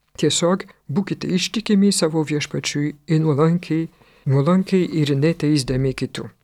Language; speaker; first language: Lithuanian; non-native, fluent; French